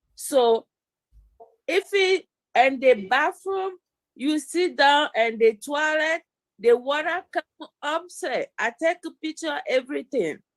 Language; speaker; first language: English; non-native, learner; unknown